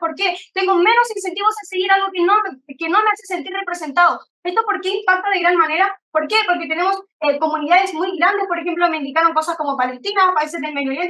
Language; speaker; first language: Spanish; native; Spanish